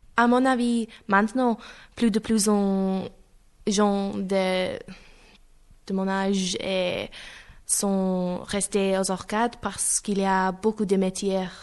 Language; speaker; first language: French; non-native, learner; English